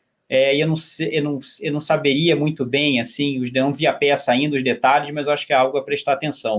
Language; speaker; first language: Portuguese; native; Portuguese